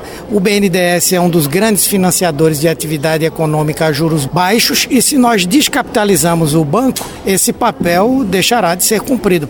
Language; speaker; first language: Portuguese; native; Portuguese